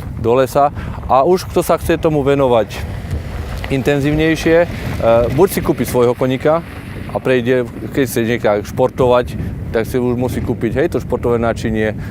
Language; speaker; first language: Slovak; native; Slovak